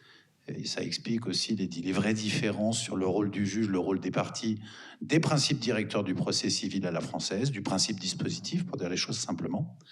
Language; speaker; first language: French; native; French